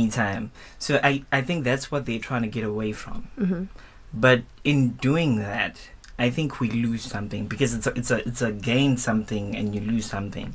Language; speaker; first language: English; non-native, local second language; Shona